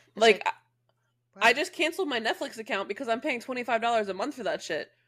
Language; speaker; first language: English; native; English